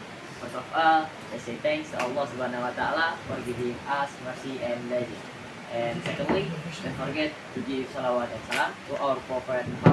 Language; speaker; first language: English; non-native, learner; Indonesian